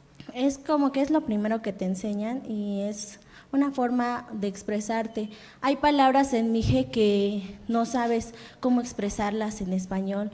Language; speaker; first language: Spanish; non-native, local second language; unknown